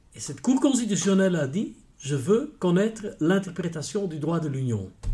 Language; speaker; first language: French; non-native, local second language; Dutch